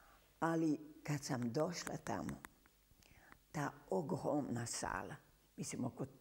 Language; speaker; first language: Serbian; early bilingual, heritage; Serbian